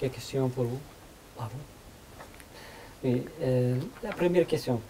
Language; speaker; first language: French; non-native, learner; Lithuanian